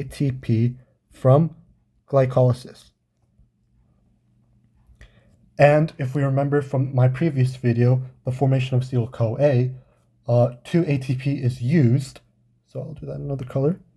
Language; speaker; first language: English; native; English